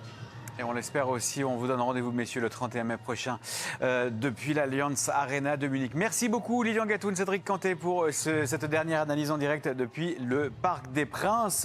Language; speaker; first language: French; native; French